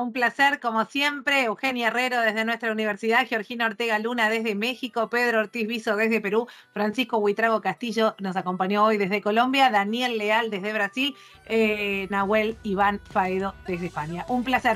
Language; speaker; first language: Spanish; native; Spanish